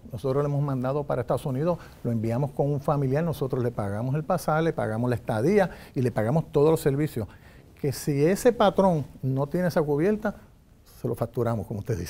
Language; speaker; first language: Spanish; native; Spanish